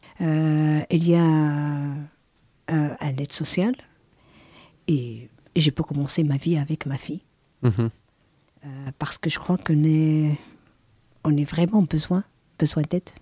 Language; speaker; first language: French; non-native, learner; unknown